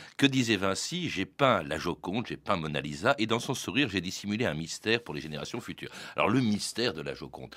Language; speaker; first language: French; native; French